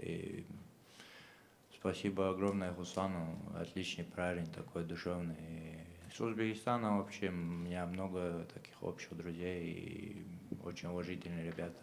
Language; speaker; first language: Russian; non-native, local second language; Chechen